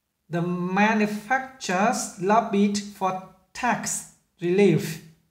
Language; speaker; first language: English; non-native, fluent; Vietnamese